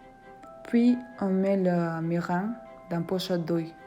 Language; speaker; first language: French; non-native, fluent; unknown